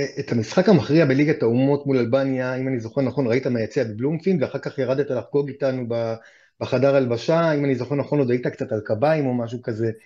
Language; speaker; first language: Hebrew; native; Hebrew